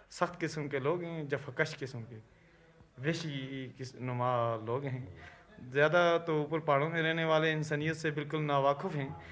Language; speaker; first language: Urdu; non-native, local second language; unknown